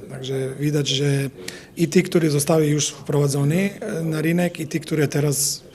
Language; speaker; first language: Polish; non-native, fluent; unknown